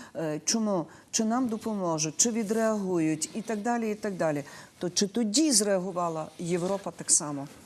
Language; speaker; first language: Ukrainian; native; Ukrainian